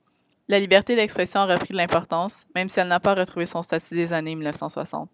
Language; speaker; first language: French; native; French